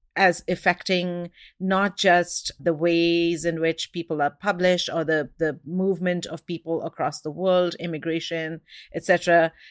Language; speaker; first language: English; non-native, local second language; Hindi